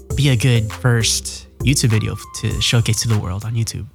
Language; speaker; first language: English; native; English